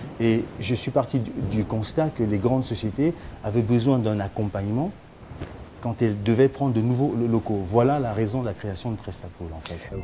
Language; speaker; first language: French; early bilingual, other home language; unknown